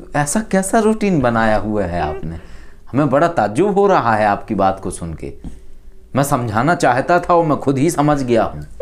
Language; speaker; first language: Hindi; native; Hindi